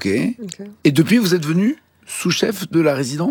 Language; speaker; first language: French; native; French